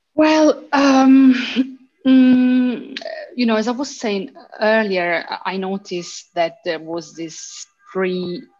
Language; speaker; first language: English; early bilingual, heritage; Italian